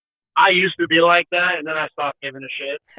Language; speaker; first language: English; native; English